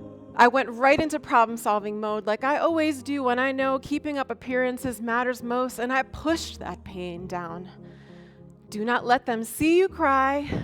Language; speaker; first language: English; native; English